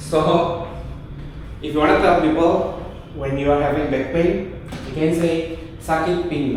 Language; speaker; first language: English; non-native, local second language; Indonesian